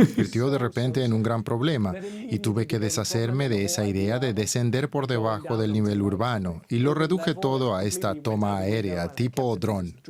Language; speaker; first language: Spanish; native; Spanish